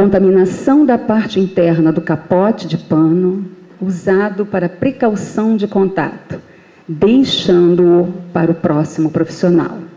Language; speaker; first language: Portuguese; native; Portuguese